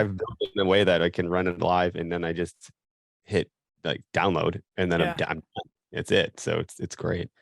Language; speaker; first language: English; native; English